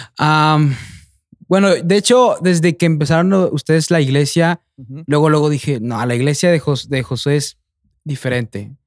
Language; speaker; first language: Spanish; native; Spanish